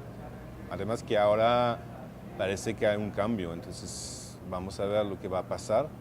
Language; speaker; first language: Spanish; non-native, fluent; French